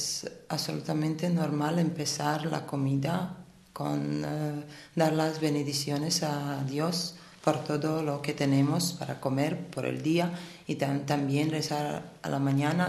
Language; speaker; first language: Spanish; non-native, fluent; Armenian